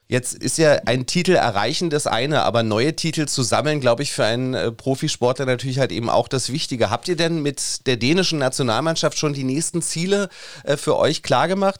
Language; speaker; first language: German; native; German